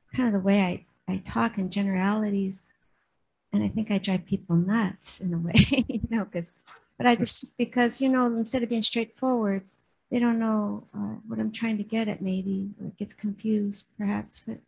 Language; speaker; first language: English; native; English